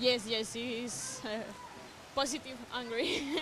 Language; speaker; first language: English; non-native, learner; Spanish